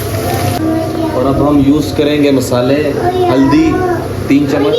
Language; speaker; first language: Urdu; native; Urdu